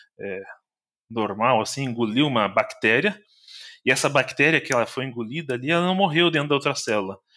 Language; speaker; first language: Portuguese; native; Portuguese